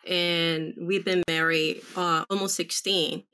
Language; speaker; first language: English; early bilingual, other home language; Spanish